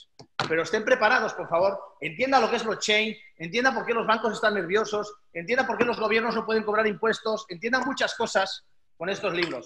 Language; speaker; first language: Spanish; native; Spanish